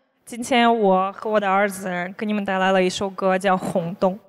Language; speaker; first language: Chinese; non-native, fluent; Russian